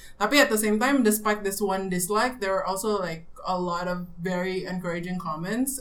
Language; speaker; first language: English; non-native, fluent; Indonesian